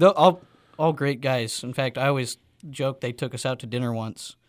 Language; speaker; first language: English; native; English